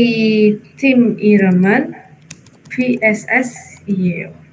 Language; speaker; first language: Korean; non-native, learner; Indonesian